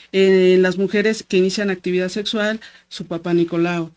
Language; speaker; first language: Spanish; native; Spanish